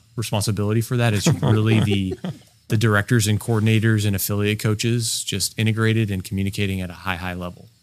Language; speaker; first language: English; native; English